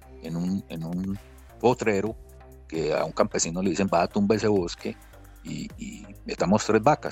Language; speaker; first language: Spanish; native; Spanish